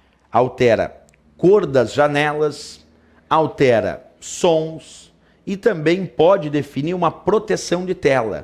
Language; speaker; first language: Portuguese; native; Portuguese